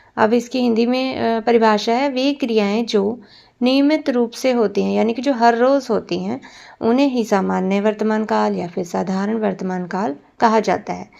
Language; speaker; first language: Hindi; non-native, local second language; Punjabi